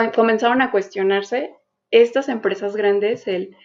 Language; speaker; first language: Spanish; native; Spanish